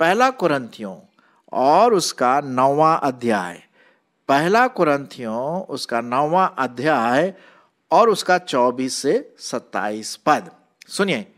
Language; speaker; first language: Hindi; non-native, local second language; Marathi